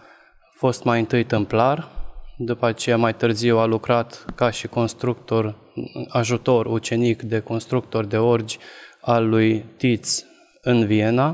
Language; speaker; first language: Romanian; non-native, local second language; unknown